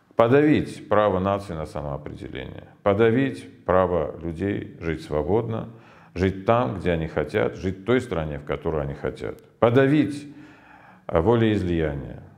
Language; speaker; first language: Russian; non-native, local second language; Armenian